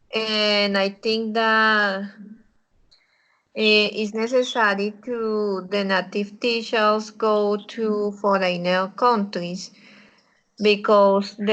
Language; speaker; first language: English; non-native, learner; Spanish